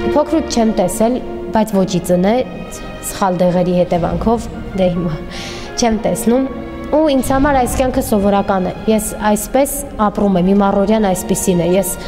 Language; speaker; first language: Armenian; native; Armenian